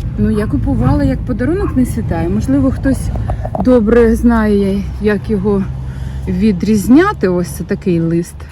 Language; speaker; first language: Ukrainian; native; Ukrainian